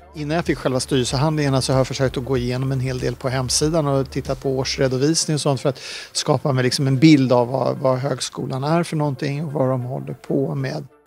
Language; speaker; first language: Swedish; native; Swedish